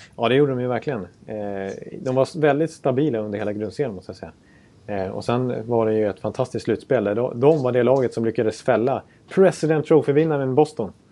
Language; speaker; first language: Swedish; native; Swedish